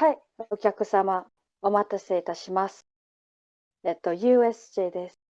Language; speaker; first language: Japanese; non-native, learner; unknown